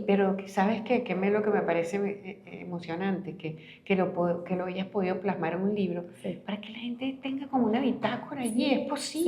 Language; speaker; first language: Spanish; native; Spanish